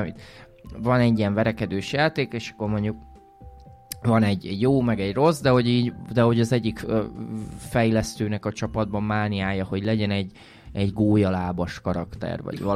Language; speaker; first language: Hungarian; native; Hungarian